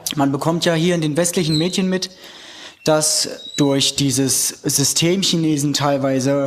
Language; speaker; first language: German; native; German